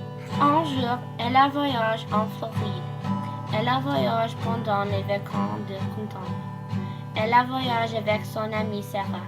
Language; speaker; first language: French; non-native, learner; English